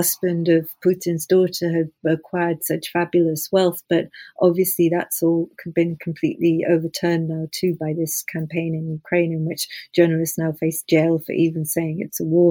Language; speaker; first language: English; native; English